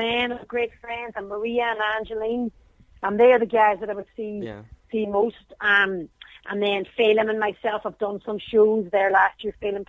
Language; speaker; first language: English; native; English